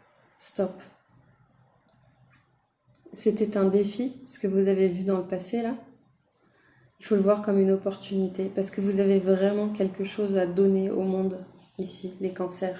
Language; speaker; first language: French; native; French